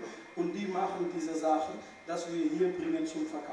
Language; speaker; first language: German; non-native, fluent; Wolof